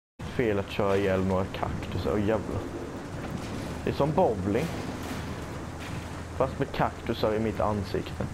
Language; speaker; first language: Swedish; native; Swedish